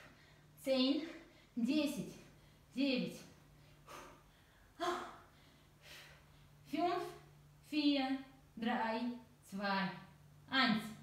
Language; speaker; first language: German; non-native, learner; Russian